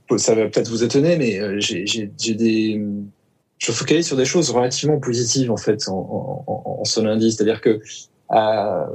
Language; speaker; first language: French; native; French